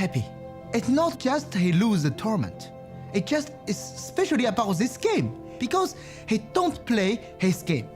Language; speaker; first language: English; non-native, learner; Chinese